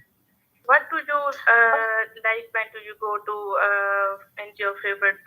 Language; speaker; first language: English; non-native, learner; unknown